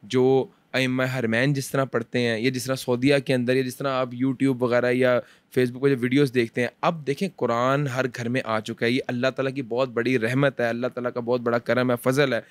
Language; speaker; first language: Urdu; early bilingual, heritage; Urdu